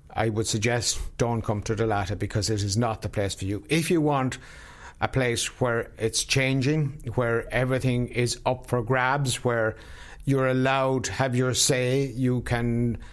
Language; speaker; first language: English; native; English